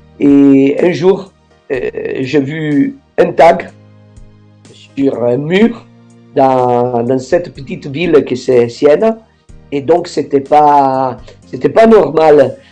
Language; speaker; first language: French; non-native, fluent; Italian